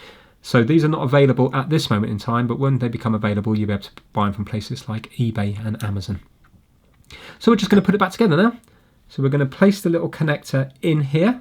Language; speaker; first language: English; native; English